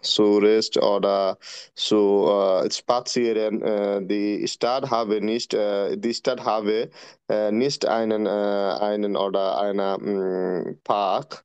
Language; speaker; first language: German; non-native, learner; Bangla